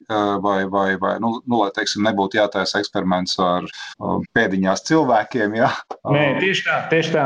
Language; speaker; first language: Latvian; native; Latvian